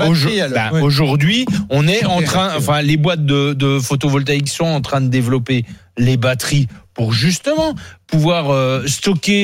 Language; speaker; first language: French; native; French